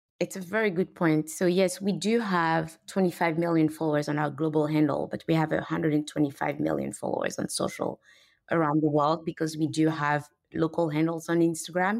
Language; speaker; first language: English; non-native, fluent; French